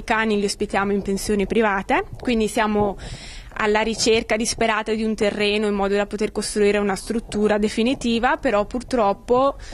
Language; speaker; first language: Italian; native; Italian